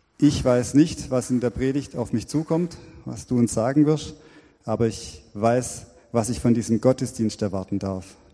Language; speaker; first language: German; native; German